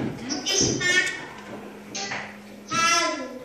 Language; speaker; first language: German; non-native, learner; Lithuanian